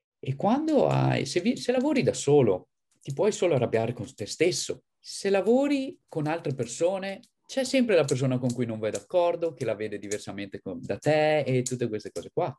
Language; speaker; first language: Italian; native; Italian